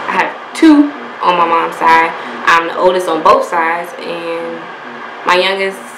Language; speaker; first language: English; native; English